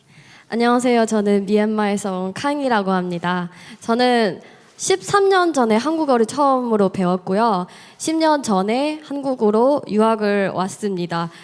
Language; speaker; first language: Korean; non-native, fluent; Burmese